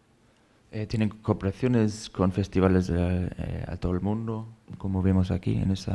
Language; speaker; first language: Spanish; non-native, fluent; German